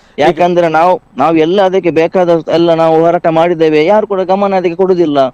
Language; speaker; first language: Kannada; non-native, local second language; Tulu